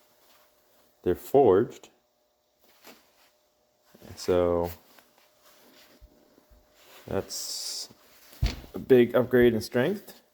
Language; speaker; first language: English; native; English